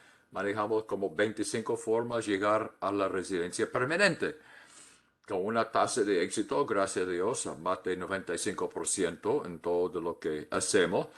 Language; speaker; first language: Spanish; non-native, fluent; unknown